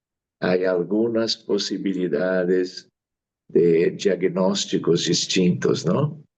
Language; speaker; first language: Spanish; non-native, fluent; Portuguese